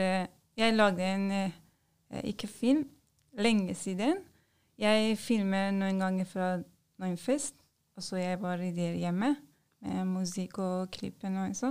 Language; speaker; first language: Norwegian; non-native, learner; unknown